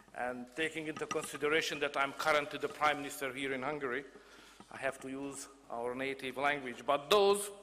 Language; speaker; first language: English; non-native, fluent; Hungarian